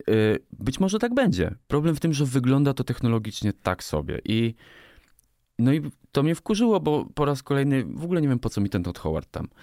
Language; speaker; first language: Polish; native; Polish